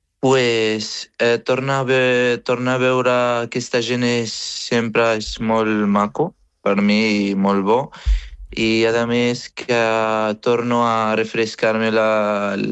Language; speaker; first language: Catalan; non-native, fluent; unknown